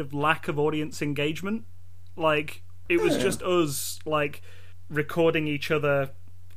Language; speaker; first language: English; native; English